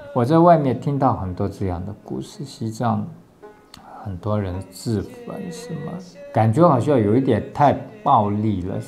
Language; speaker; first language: Chinese; non-native, local second language; Tibetan